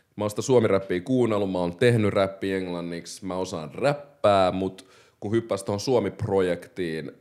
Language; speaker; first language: Finnish; native; Finnish